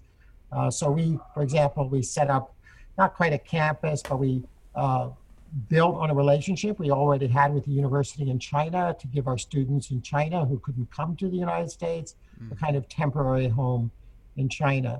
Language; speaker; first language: English; native; English